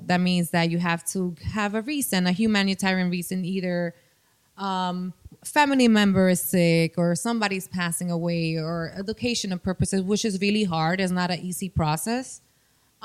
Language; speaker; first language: English; non-native, fluent; Spanish